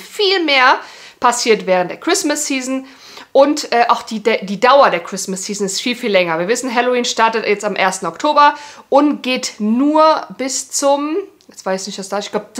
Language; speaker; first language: German; native; German